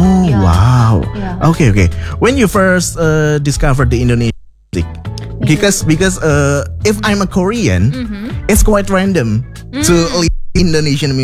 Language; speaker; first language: English; non-native, fluent; Indonesian